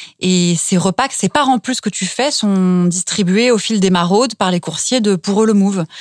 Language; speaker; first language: French; native; French